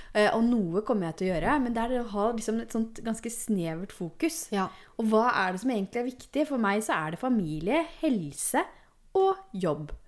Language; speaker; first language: Norwegian; native; Norwegian